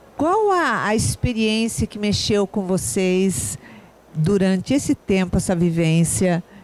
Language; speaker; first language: Portuguese; native; Portuguese